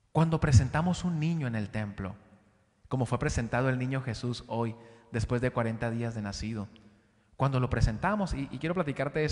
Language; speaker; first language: Spanish; native; Spanish